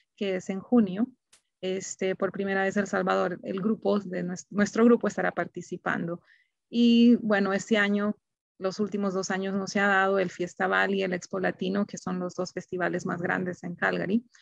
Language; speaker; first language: Spanish; native; Spanish